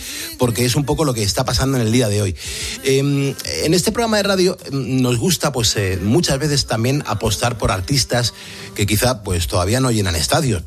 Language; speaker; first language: Spanish; native; Spanish